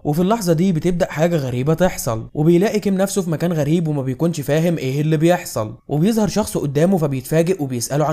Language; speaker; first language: Arabic; native; Arabic